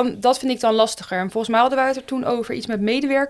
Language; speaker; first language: Dutch; native; Dutch